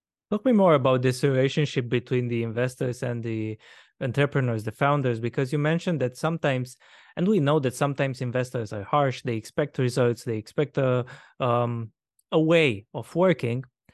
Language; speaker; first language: English; non-native, fluent; Romanian